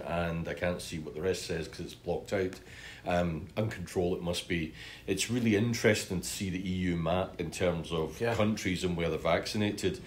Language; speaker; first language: English; native; English